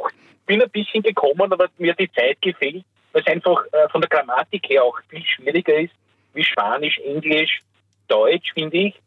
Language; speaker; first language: German; native; German